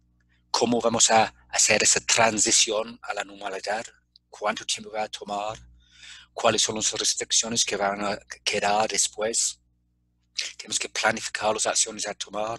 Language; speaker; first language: Spanish; non-native, fluent; English